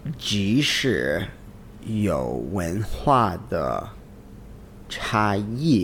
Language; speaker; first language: Chinese; non-native, learner; English